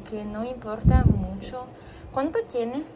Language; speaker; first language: Spanish; non-native, learner; French